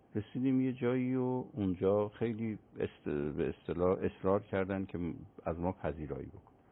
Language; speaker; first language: Persian; native; Persian